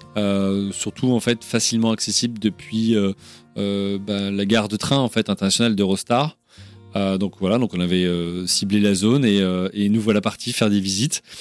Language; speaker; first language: French; native; French